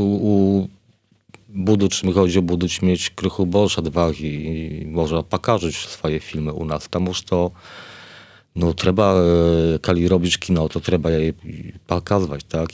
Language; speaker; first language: Polish; non-native, learner; Belarusian